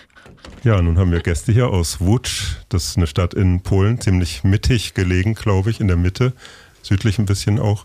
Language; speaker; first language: German; native; German